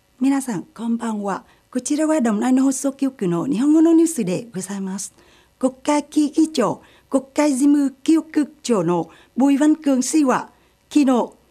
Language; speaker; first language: Japanese; non-native, fluent; Vietnamese